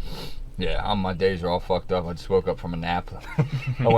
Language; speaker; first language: English; native; English